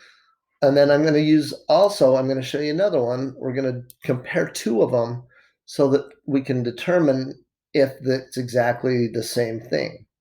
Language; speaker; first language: English; native; English